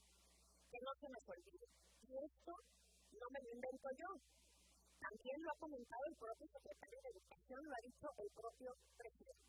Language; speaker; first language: Spanish; native; Spanish